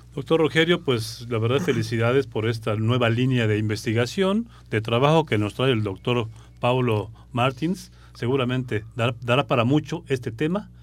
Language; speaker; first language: Spanish; native; Spanish